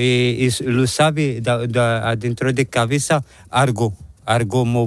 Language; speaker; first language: Spanish; non-native, learner; Arabic